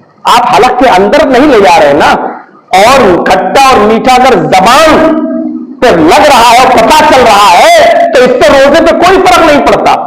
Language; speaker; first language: Urdu; native; Urdu